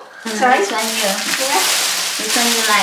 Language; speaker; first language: English; non-native, learner; Indonesian